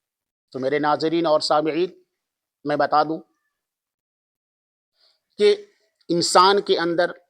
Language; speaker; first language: Urdu; native; Urdu